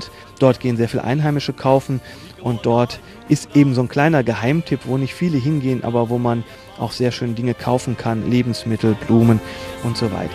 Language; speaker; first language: German; native; German